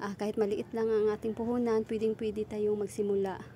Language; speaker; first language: Filipino; non-native, local second language; Cebuano